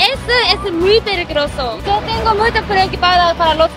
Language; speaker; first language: Spanish; non-native, learner; Japanese